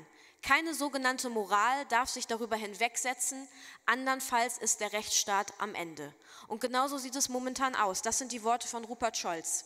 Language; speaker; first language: German; native; German